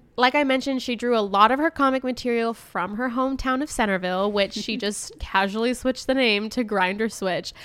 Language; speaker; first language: English; native; English